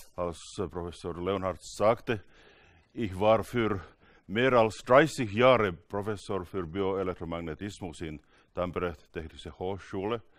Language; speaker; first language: German; non-native, learner; Finnish